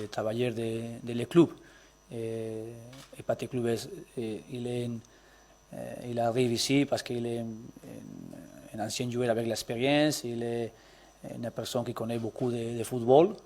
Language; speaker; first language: French; non-native, learner; Spanish